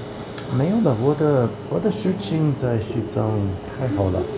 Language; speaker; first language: Chinese; non-native, learner; English